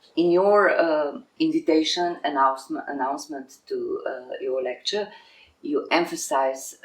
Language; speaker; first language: English; non-native, fluent; Slovenian